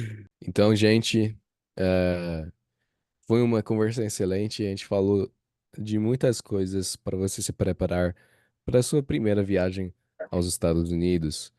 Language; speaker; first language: Portuguese; non-native, fluent; English